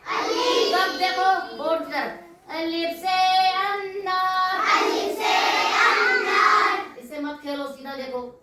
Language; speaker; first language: Hindi; non-native, local second language; Kashmiri